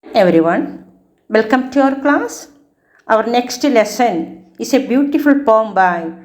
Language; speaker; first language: English; non-native, local second language; Malayalam